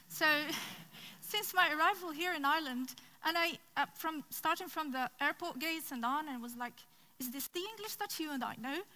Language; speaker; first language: English; non-native, fluent; Arabic